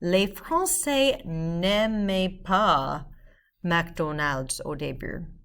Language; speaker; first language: French; non-native, fluent; English